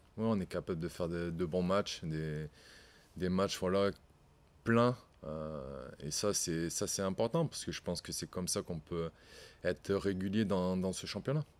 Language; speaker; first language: French; native; French